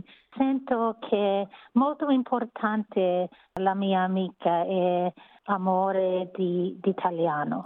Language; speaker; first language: Italian; non-native, learner; English